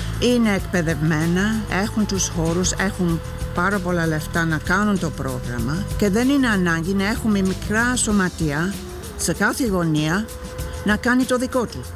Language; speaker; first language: Greek; non-native, fluent; English